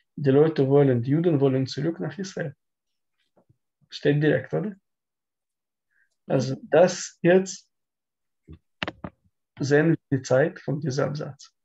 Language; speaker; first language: German; non-native, learner; Russian